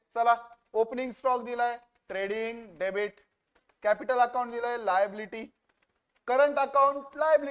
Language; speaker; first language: Hindi; non-native, local second language; Marathi